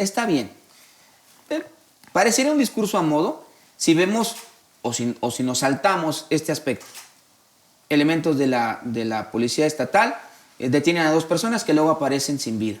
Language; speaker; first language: Spanish; native; Spanish